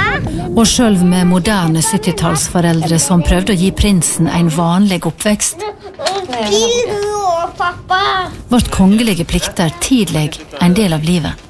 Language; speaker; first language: Norwegian; native; Norwegian